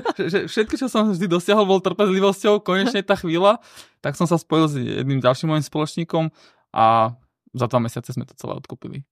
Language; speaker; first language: Slovak; early bilingual, other home language; Armenian